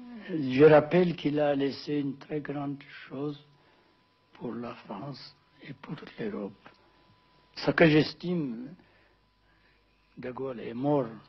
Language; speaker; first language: French; non-native, fluent; Amharic